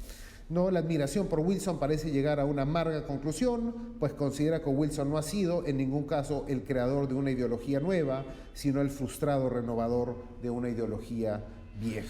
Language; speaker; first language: Spanish; native; Spanish